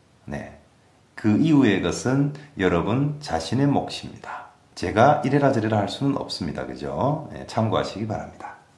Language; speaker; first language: Korean; native; Korean